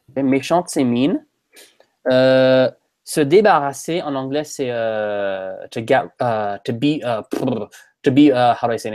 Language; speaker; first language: French; non-native, fluent; English